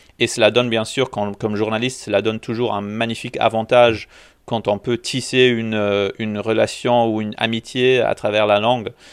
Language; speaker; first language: French; non-native, local second language; English